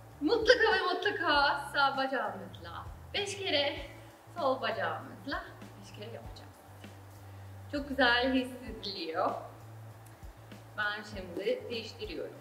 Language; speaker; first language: Turkish; non-native, fluent; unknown